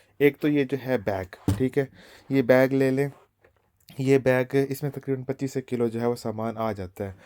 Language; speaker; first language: Urdu; native; Urdu